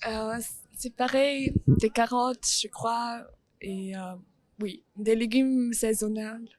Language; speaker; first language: French; non-native, learner; German